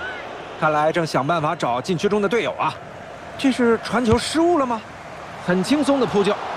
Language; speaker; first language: Chinese; native; Chinese